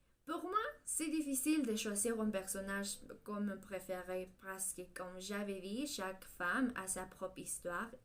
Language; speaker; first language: French; non-native, learner; Spanish